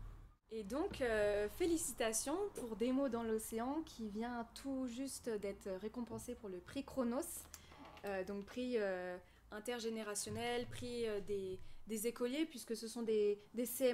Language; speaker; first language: French; native; French